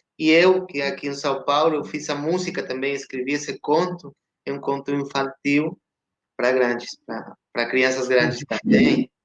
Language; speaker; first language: Portuguese; non-native, fluent; Spanish